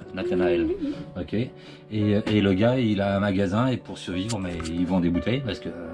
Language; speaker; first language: French; native; French